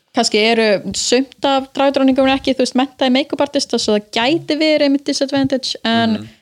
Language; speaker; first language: Icelandic; non-native, fluent; English